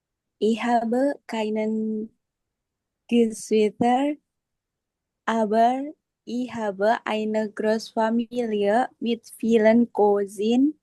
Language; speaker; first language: German; non-native, learner; Indonesian